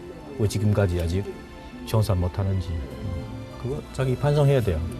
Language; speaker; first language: Korean; non-native, fluent; Chinese